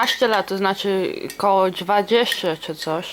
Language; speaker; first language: Polish; early bilingual, heritage; English